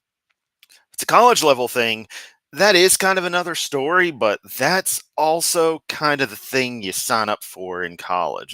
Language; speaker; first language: English; native; English